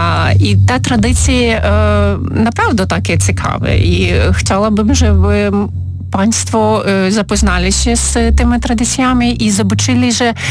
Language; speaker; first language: Polish; non-native, fluent; Ukrainian